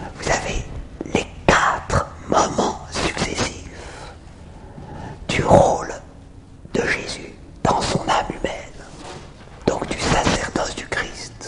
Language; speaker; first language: French; native; French